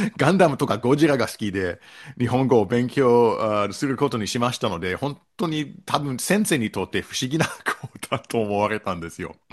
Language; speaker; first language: Japanese; non-native, fluent; English